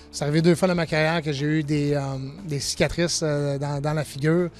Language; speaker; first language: French; native; French